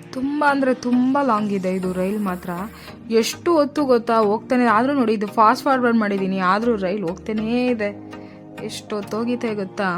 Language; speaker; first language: Kannada; non-native, local second language; Telugu